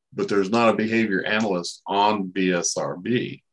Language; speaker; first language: English; native; English